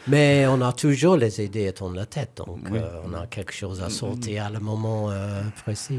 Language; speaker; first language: French; non-native, learner; English